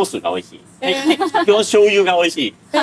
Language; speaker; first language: Japanese; non-native, fluent; Cantonese